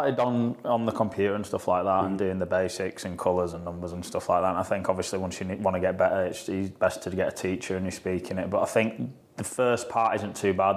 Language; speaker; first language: English; native; English